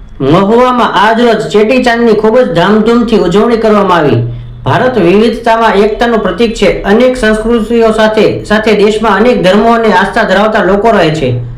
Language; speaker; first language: Gujarati; native; Gujarati